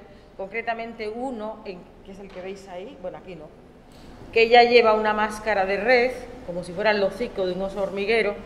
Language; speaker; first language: Spanish; native; Spanish